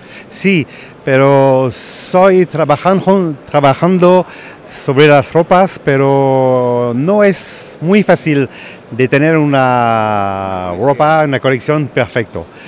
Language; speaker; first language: Spanish; non-native, learner; French